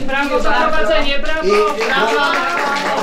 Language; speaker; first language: Polish; native; Polish